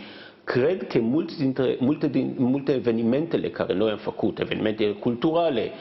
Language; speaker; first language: Romanian; non-native, fluent; Hebrew